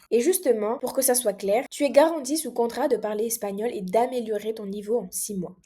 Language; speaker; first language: French; non-native, local second language; Comorian